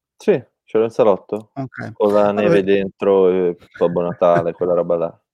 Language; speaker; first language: Italian; native; Italian